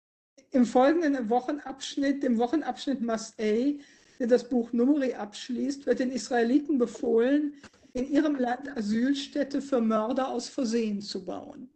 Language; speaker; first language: German; native; German